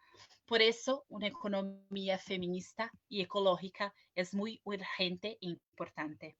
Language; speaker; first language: Spanish; non-native, fluent; Portuguese